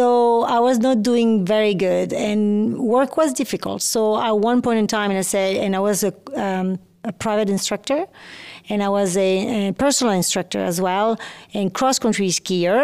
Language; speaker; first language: English; non-native, fluent; French